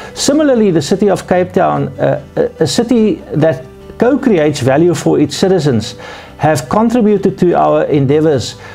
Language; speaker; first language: English; non-native, local second language; Afrikaans